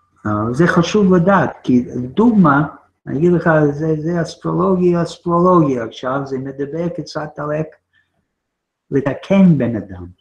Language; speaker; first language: Hebrew; non-native, fluent; English